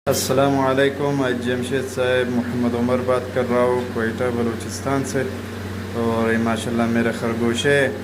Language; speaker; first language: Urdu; non-native, local second language; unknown